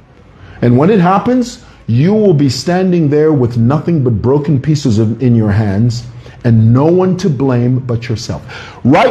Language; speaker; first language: English; non-native, local second language; Bemba